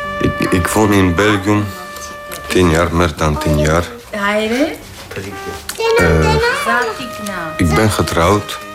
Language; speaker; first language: Dutch; non-native, learner; Armenian